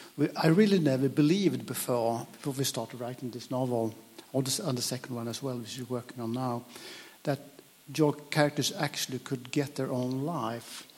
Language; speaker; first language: English; non-native, fluent; Swedish